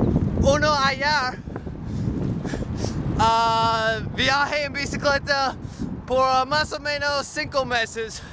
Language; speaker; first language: Spanish; non-native, learner; English